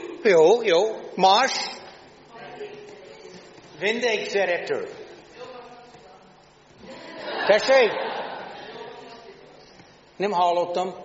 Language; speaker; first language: Hungarian; non-native, learner; English